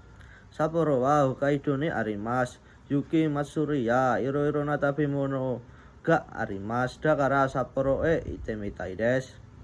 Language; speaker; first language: Japanese; non-native, learner; Indonesian